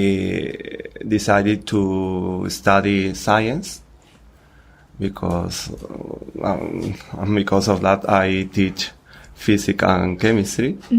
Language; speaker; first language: English; non-native, learner; Spanish